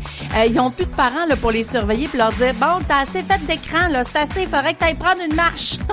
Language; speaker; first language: French; native; French